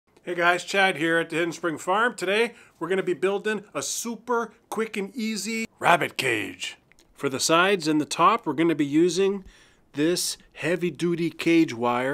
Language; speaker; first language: English; native; English